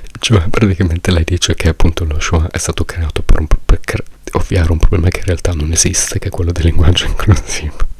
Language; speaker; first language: Italian; native; Italian